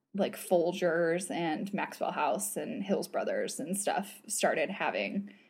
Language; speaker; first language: English; native; English